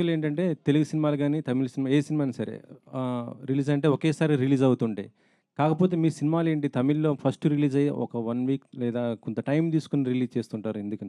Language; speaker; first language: Telugu; native; Telugu